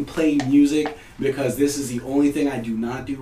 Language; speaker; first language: English; early bilingual, other home language; Spanish